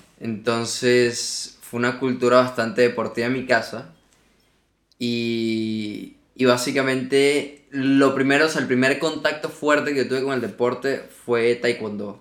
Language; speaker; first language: Spanish; native; Spanish